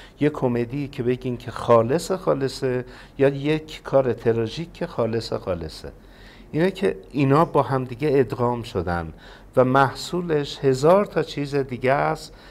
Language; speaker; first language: Persian; non-native, local second language; Azerbaijani